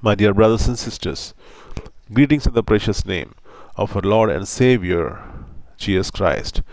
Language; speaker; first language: English; non-native, local second language; Telugu